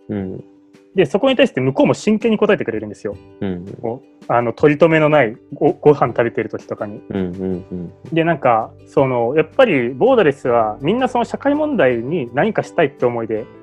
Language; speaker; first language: Japanese; native; Japanese